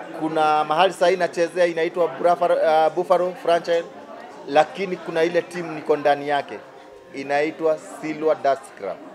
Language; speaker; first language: Swahili; non-native, local second language; Kikuyu